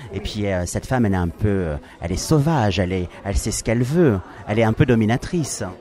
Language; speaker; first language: French; native; French